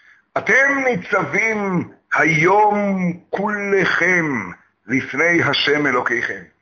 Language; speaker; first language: Hebrew; native; Hebrew